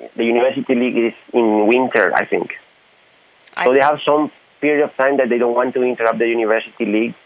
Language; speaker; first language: English; non-native, fluent; Spanish